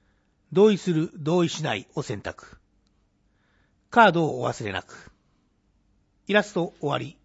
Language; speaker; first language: Japanese; native; Japanese